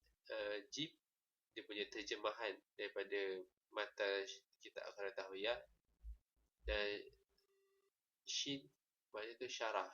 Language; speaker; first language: Malay; native; Malay